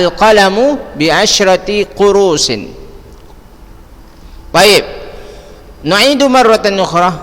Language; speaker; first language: Arabic; non-native, fluent; Indonesian